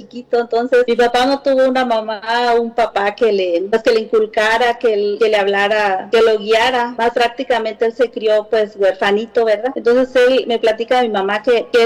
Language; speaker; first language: Spanish; native; Spanish